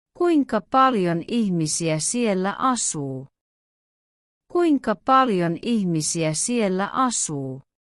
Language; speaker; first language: Finnish; non-native, learner; Vietnamese